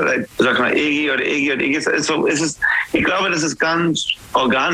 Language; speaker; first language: German; non-native, fluent; English